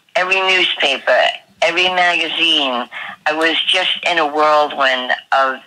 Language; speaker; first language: English; native; English